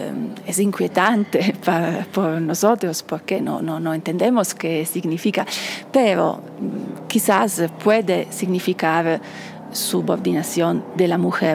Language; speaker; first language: Spanish; non-native, fluent; Italian